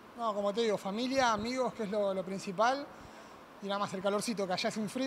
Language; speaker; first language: Spanish; native; Spanish